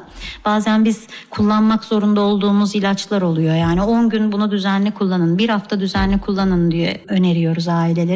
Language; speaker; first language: Turkish; native; Turkish